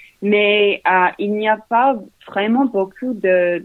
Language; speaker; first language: French; non-native, learner; English